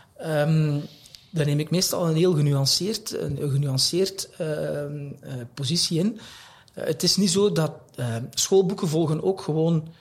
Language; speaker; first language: Dutch; native; Dutch